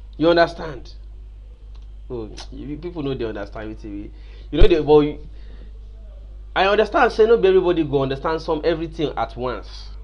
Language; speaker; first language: Nigerian Pidgin; non-native, local second language; Yoruba